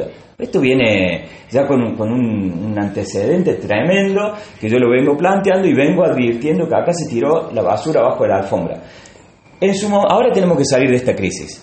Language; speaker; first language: Spanish; native; Spanish